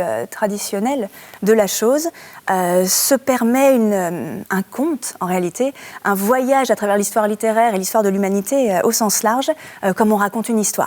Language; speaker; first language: French; native; French